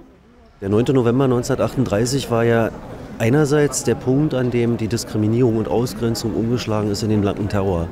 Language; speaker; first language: German; native; German